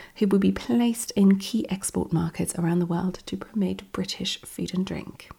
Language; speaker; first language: English; non-native, fluent; German